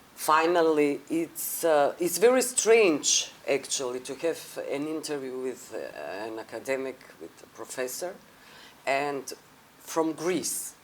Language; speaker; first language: English; non-native, fluent; Macedonian